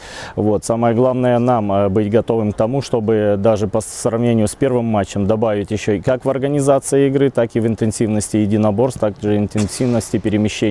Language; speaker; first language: Russian; native; Russian